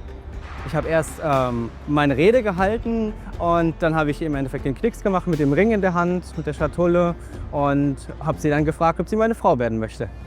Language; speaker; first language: German; native; German